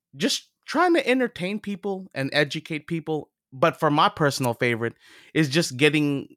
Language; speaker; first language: English; native; English